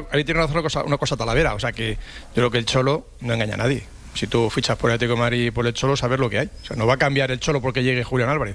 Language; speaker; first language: Spanish; native; Spanish